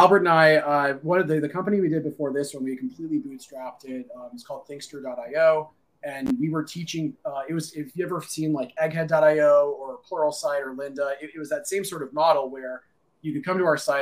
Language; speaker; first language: English; native; English